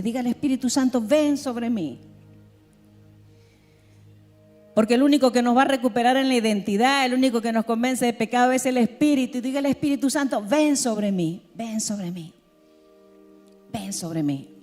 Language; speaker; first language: Spanish; native; Spanish